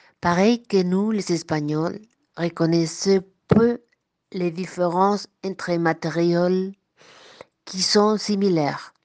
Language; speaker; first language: French; non-native, fluent; Spanish